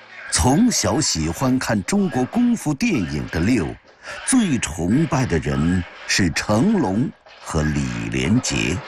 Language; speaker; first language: Chinese; native; Chinese